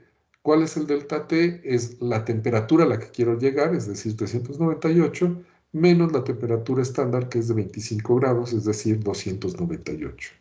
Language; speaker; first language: Spanish; native; Spanish